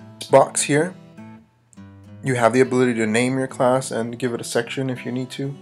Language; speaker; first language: English; native; English